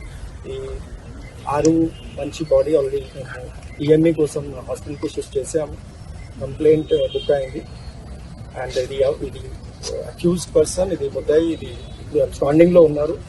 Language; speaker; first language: Telugu; non-native, local second language; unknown